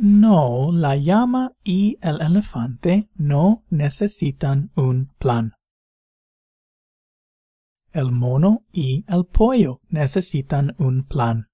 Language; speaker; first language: Spanish; non-native, fluent; English